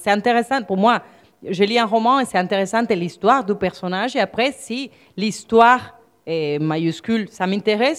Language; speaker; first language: French; non-native, fluent; Spanish